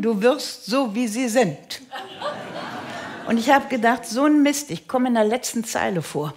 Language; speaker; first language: German; native; German